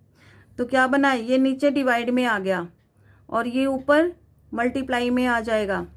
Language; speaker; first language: Hindi; native; Hindi